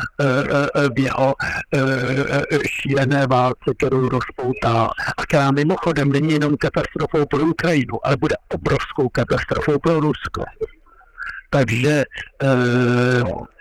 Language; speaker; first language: Czech; non-native, fluent; French